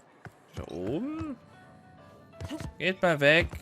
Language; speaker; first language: German; native; German